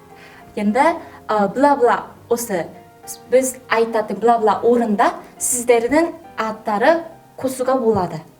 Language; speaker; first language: Kazakh; non-native, learner; Korean